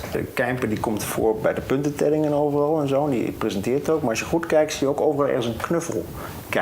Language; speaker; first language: Dutch; native; Dutch